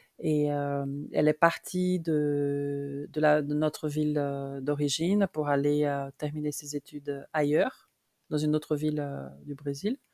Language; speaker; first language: French; non-native, fluent; Portuguese